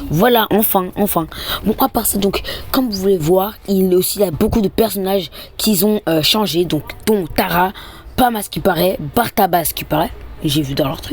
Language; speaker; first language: French; native; French